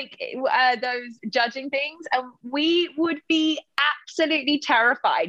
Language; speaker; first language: English; native; English